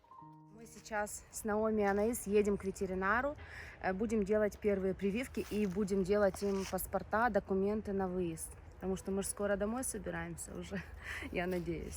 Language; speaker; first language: Russian; native; Russian